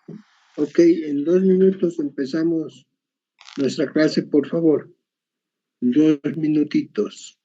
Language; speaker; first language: Spanish; native; Spanish